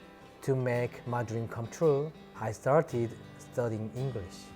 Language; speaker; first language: English; non-native, learner; Korean